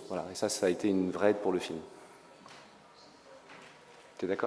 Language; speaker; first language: French; native; French